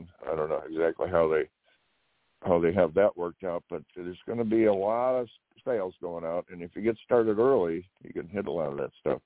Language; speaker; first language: English; native; English